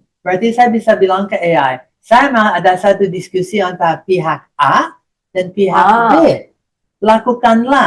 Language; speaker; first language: Indonesian; non-native, fluent; English